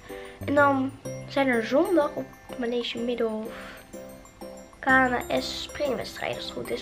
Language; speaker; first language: Dutch; native; Dutch